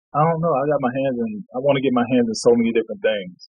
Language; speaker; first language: English; native; English